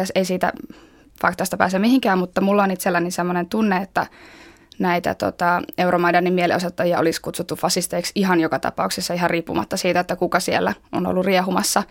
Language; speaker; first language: Finnish; native; Finnish